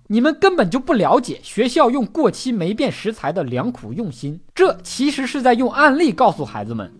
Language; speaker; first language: Chinese; native; Chinese